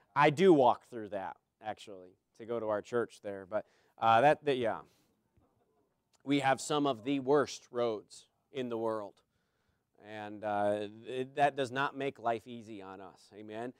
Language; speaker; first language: English; native; English